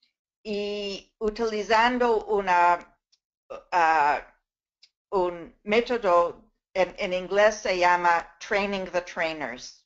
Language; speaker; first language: Spanish; non-native, fluent; English